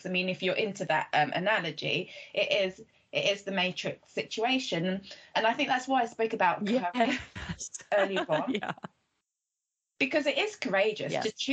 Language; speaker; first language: English; native; English